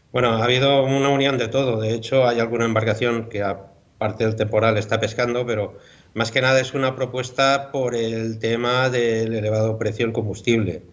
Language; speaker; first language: Spanish; native; Spanish